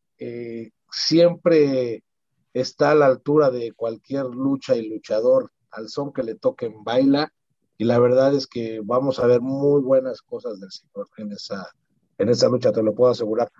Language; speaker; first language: Spanish; native; Spanish